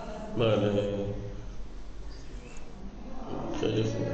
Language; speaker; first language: Persian; non-native, fluent; Urdu